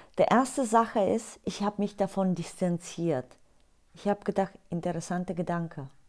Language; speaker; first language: German; non-native, fluent; Bulgarian